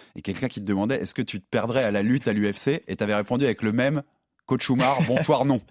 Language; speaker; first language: French; native; French